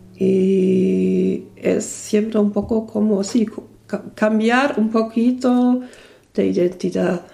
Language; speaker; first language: Spanish; early bilingual, other home language; German